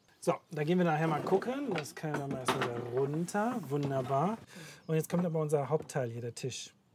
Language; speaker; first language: German; native; German